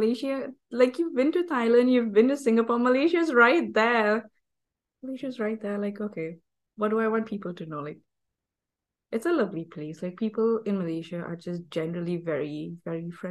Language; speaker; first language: English; non-native, local second language; Tamil